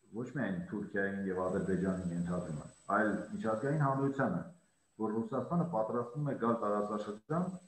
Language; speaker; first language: Armenian; native; Armenian